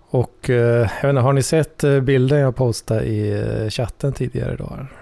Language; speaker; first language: Swedish; native; Swedish